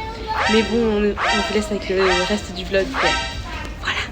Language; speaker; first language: French; native; French